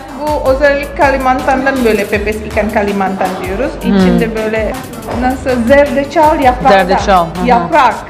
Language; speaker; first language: Turkish; non-native, learner; Indonesian